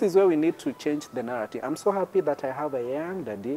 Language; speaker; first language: English; non-native, local second language; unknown